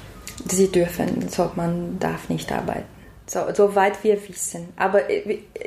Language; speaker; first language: German; non-native, learner; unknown